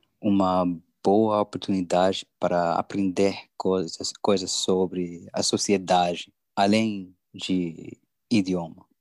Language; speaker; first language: Portuguese; non-native, learner; English